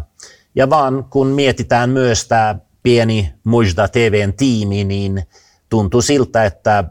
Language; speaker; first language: Finnish; non-native, fluent; Swedish